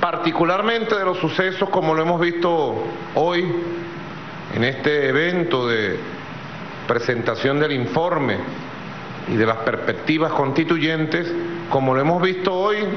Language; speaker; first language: Spanish; native; Spanish